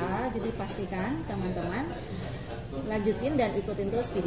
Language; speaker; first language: Indonesian; native; Indonesian